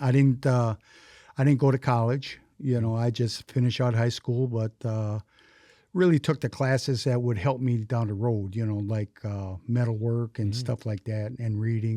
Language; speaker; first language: English; native; English